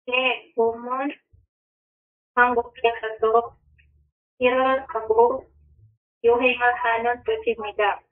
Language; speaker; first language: Korean; non-native, learner; Filipino